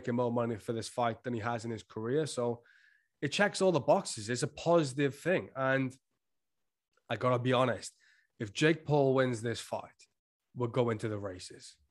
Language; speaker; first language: English; native; English